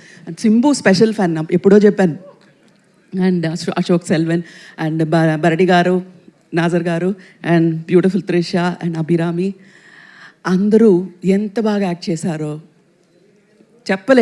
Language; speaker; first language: Telugu; non-native, fluent; Tamil